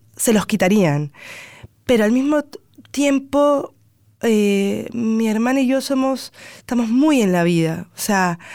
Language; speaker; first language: Spanish; native; Spanish